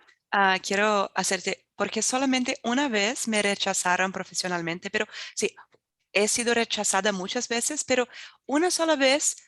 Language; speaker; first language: Spanish; non-native, fluent; Portuguese